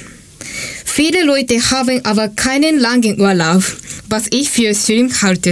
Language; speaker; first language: German; non-native, fluent; Japanese